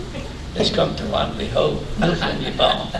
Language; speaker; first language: German; early bilingual, heritage; German